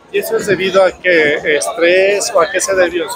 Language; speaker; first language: Spanish; native; Spanish